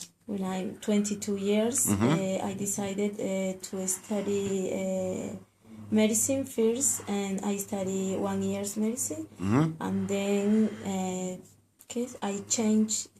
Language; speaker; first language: English; non-native, learner; Spanish